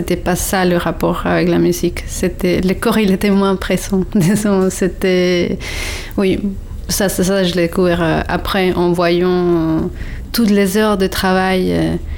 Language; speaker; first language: French; non-native, fluent; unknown